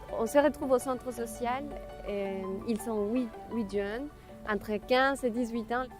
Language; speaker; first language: French; non-native, fluent; Spanish